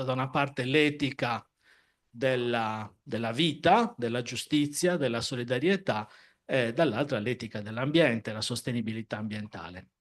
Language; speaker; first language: Italian; native; Italian